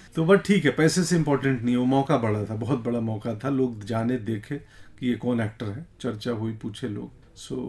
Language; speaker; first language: Hindi; native; Hindi